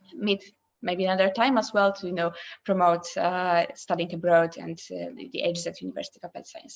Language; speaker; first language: English; non-native, fluent; Polish